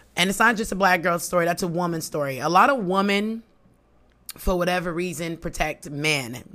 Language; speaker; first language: English; native; English